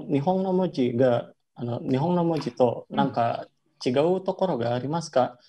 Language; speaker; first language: Japanese; non-native, fluent; Indonesian